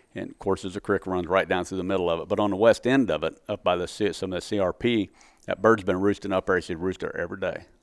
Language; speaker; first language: English; native; English